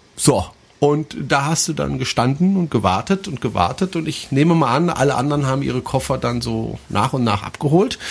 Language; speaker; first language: German; non-native, fluent; French